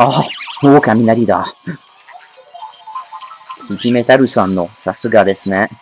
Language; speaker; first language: Japanese; non-native, learner; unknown